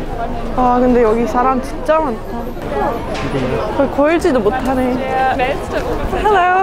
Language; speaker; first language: Korean; non-native, fluent; Estonian